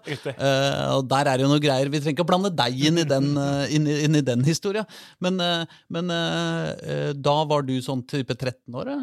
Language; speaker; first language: Norwegian; native; Norwegian